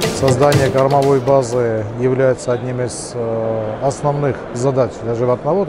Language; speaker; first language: Russian; native; Russian